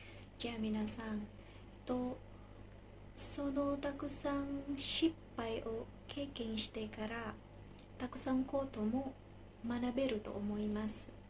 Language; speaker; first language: Japanese; non-native, learner; Indonesian